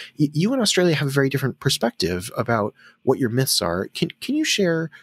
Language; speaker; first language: English; native; English